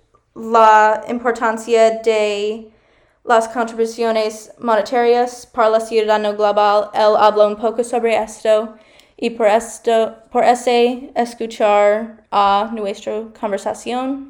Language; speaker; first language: Spanish; non-native, learner; English